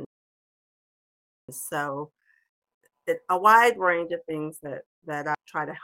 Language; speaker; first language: English; native; English